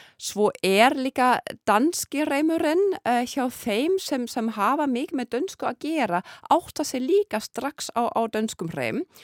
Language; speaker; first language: Icelandic; non-native, fluent; German